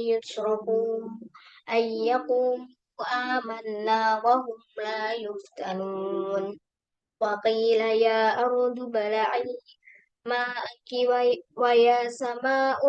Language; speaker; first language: Arabic; non-native, learner; Indonesian